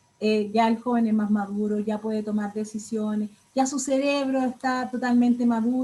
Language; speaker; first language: Spanish; native; Spanish